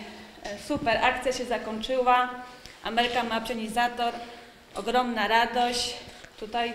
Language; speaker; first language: Polish; native; Polish